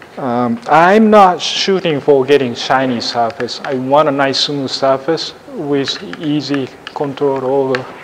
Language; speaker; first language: English; non-native, fluent; Japanese